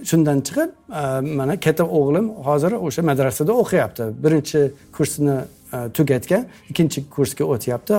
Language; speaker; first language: Uzbek; non-native, fluent; English